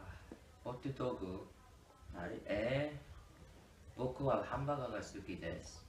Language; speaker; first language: Japanese; non-native, learner; English